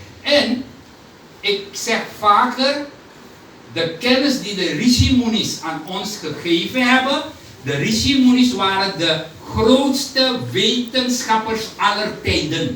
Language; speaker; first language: Dutch; non-native, local second language; Hindi